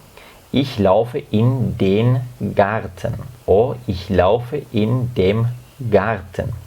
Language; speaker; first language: German; non-native, fluent; Spanish